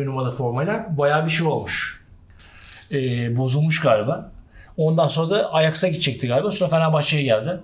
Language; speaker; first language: Turkish; native; Turkish